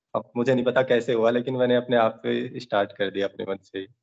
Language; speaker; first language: Hindi; native; Hindi